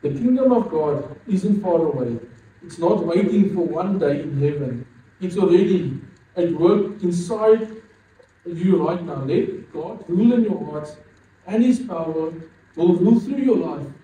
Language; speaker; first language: English; non-native, local second language; Afrikaans